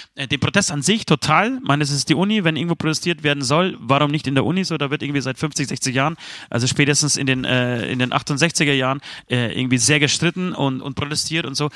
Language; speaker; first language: German; early bilingual, other home language; Polish